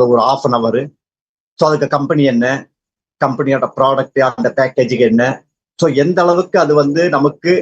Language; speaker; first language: Tamil; native; Tamil